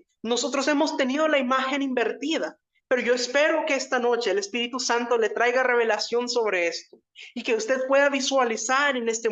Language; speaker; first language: Spanish; native; Spanish